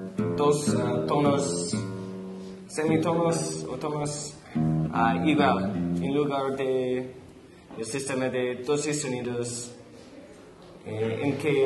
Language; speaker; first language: Spanish; non-native, learner; English